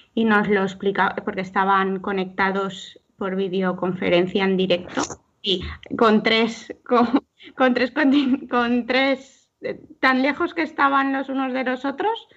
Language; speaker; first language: Spanish; native; Spanish